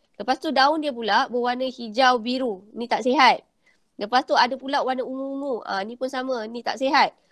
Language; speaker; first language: Malay; native; Malay